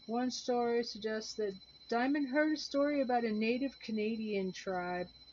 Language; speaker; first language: English; native; English